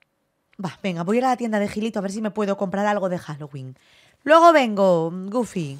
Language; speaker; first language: Spanish; native; Spanish